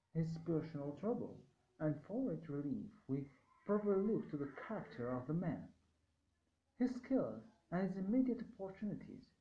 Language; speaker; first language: English; non-native, fluent; Arabic